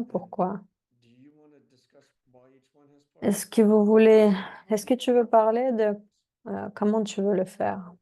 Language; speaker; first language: French; non-native, fluent; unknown